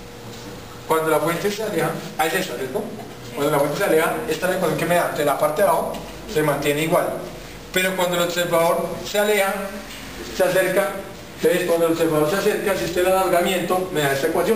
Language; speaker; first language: Spanish; native; Spanish